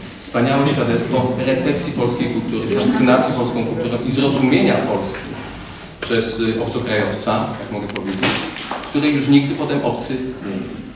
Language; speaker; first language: Polish; native; Polish